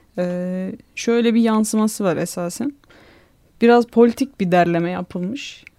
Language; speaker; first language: Turkish; non-native, local second language; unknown